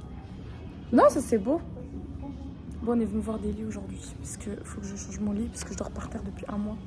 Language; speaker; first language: French; native; French